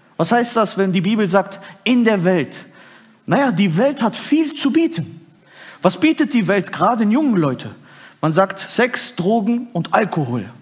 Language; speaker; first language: German; early bilingual, other home language; Turkish